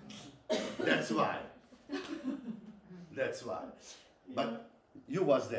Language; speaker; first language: English; non-native, learner; Hungarian